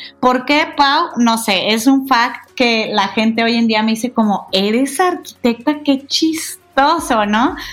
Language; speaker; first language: Spanish; native; Spanish